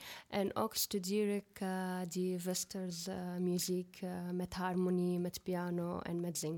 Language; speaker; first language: Dutch; non-native, learner; Arabic